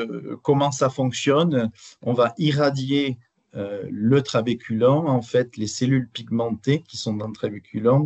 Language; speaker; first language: French; native; French